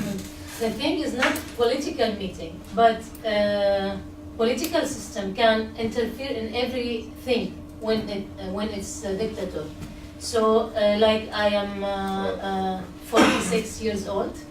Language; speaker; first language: English; non-native, learner; Arabic